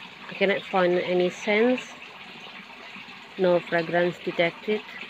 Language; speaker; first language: English; non-native, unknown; Indonesian